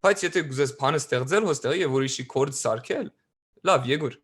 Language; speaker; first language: Armenian; early bilingual, other home language; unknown